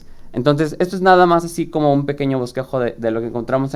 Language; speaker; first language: Spanish; native; Spanish